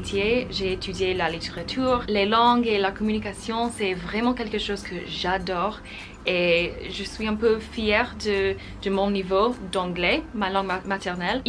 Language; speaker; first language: French; non-native, fluent; English